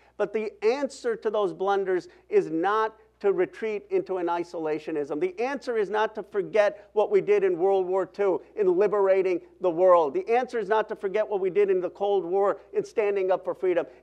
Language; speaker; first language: English; native; English